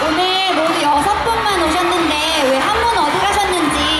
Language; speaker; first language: Korean; non-native, fluent; Thai